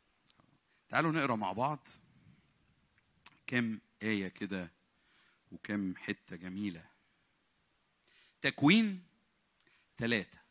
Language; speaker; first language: Arabic; native; Arabic